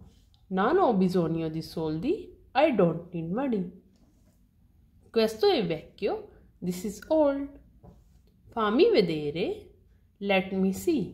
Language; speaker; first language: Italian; non-native, learner; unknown